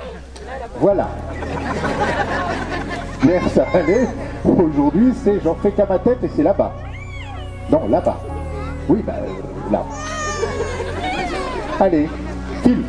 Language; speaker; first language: French; native; French